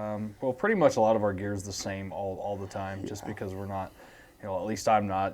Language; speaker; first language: English; native; English